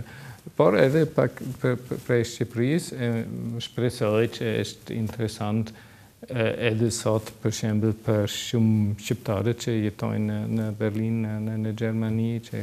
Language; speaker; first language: Albanian; non-native, learner; German